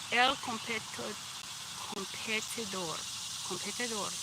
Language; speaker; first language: Spanish; non-native, learner; English